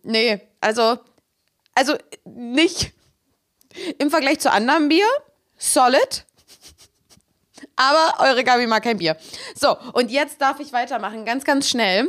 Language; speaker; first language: German; native; German